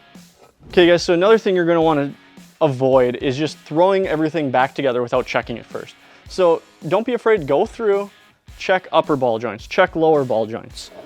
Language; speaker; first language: English; native; English